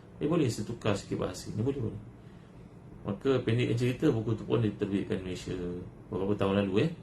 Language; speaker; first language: Malay; native; Malay